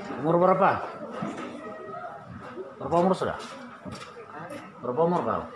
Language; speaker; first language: Malay; native; Malay